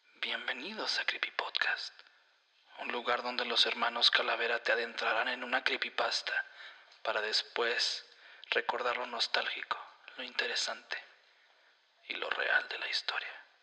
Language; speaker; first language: Spanish; native; Spanish